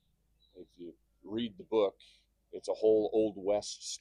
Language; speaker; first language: English; native; English